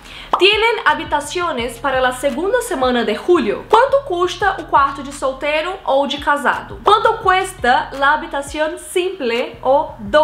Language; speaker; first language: Spanish; non-native, fluent; Portuguese